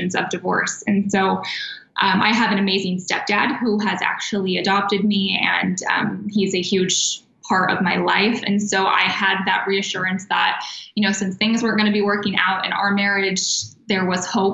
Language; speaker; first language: English; native; English